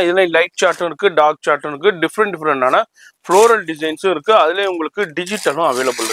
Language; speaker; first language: Tamil; native; Tamil